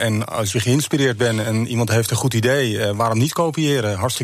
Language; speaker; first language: Dutch; native; Dutch